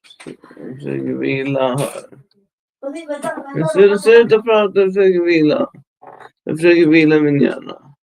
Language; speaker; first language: Swedish; early bilingual, other home language; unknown